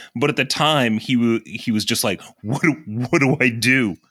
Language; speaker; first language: English; native; English